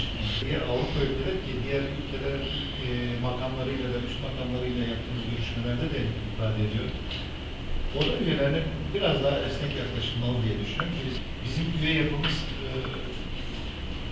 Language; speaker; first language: Turkish; native; Turkish